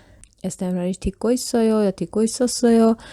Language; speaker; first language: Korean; non-native, fluent; Persian